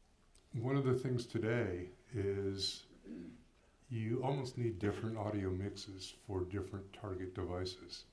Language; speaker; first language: English; native; English